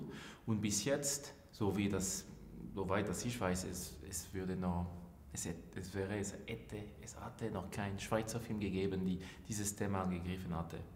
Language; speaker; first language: German; non-native, local second language; French